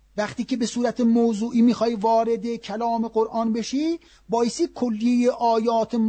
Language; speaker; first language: Persian; native; Persian